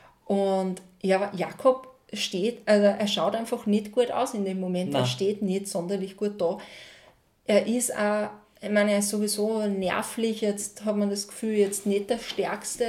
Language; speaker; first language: German; native; German